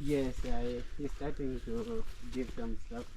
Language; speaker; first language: English; non-native, learner; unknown